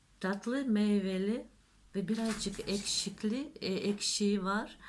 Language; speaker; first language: Turkish; non-native, learner; Russian